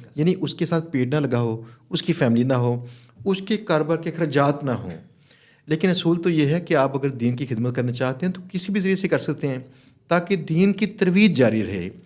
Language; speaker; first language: Urdu; native; Urdu